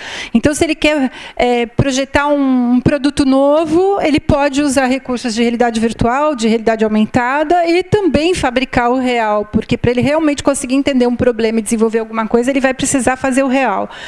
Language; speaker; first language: Portuguese; native; Portuguese